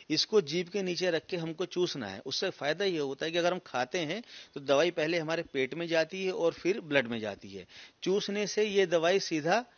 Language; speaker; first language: Hindi; native; Hindi